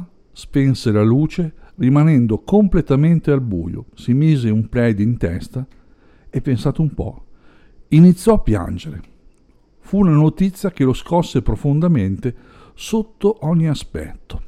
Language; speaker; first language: Italian; native; Italian